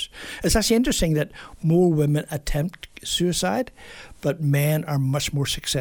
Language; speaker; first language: English; native; English